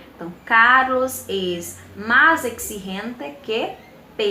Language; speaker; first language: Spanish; non-native, fluent; Portuguese